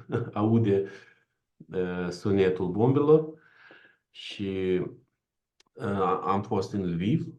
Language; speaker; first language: Romanian; non-native, learner; Ukrainian